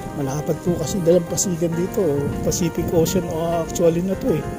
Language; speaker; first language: Filipino; non-native, local second language; Bikol